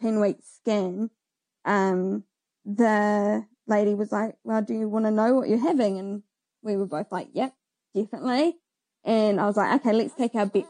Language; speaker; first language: English; native; English